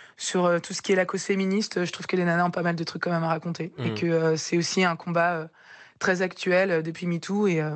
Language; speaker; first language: French; native; French